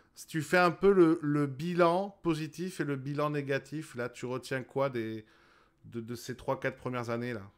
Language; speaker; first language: French; native; French